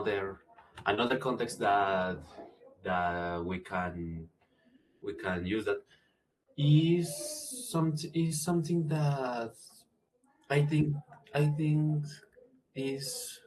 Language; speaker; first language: English; non-native, learner; Spanish